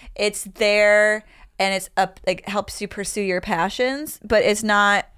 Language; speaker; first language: English; native; English